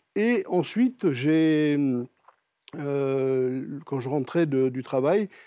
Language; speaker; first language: French; native; French